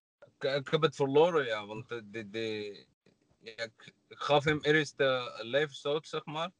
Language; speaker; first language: Dutch; non-native, learner; Arabic